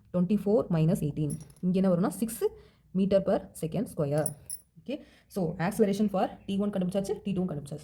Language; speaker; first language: Tamil; native; Tamil